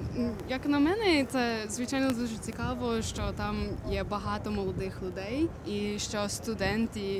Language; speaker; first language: Ukrainian; non-native, learner; English